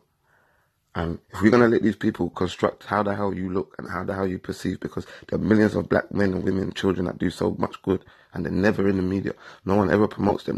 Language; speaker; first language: English; native; English